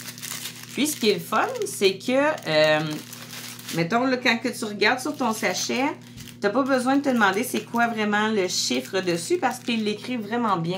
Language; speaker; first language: French; native; French